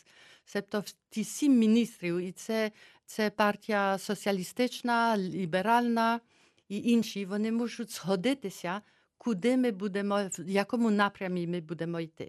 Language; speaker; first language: Ukrainian; early bilingual, heritage; Ukrainian